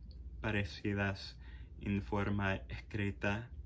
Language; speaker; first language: Spanish; non-native, fluent; English